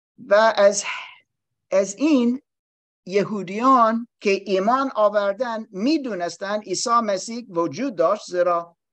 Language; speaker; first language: Persian; non-native, learner; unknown